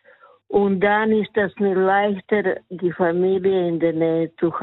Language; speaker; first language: German; non-native, learner; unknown